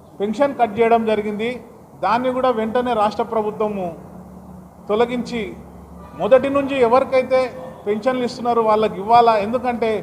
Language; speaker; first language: Telugu; non-native, local second language; Lambadi